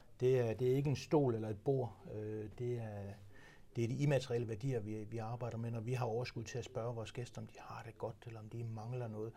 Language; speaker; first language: Danish; native; Danish